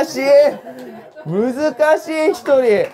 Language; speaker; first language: Japanese; non-native, fluent; Korean